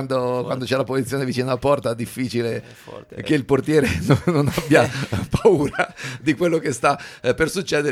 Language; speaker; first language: Italian; native; Italian